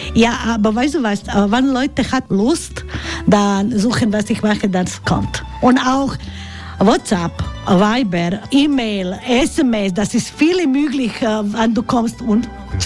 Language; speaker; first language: German; non-native, learner; Croatian